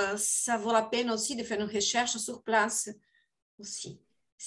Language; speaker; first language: French; non-native, fluent; Portuguese